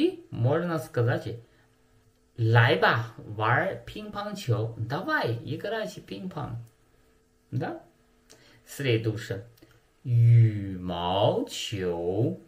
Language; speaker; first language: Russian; non-native, learner; Chinese